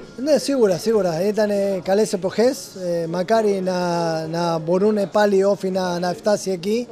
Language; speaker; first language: Greek; non-native, fluent; Spanish